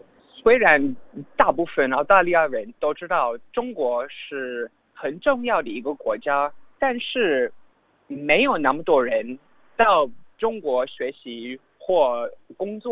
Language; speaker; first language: Chinese; non-native, fluent; English